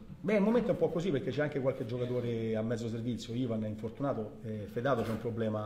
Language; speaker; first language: Italian; native; Italian